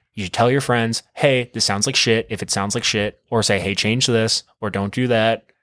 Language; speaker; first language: English; native; English